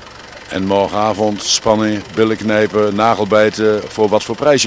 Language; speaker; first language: Dutch; native; Dutch